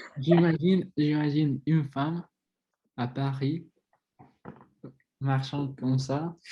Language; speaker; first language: French; non-native, learner; Spanish